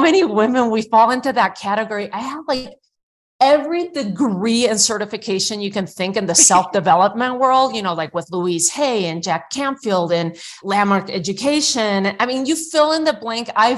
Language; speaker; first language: English; non-native, fluent; Spanish